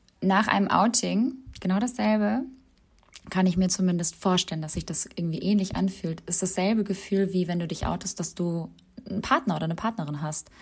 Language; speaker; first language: German; early bilingual, other home language; Albanian